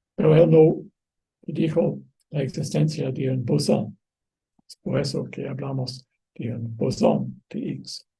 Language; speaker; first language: Spanish; non-native, fluent; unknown